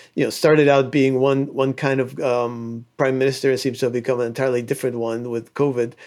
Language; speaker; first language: English; early bilingual, other home language; Spanish